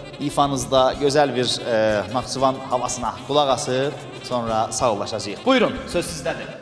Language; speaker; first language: Azerbaijani; native; Azerbaijani